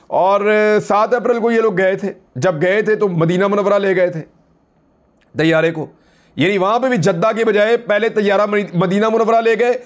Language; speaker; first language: Urdu; native; Urdu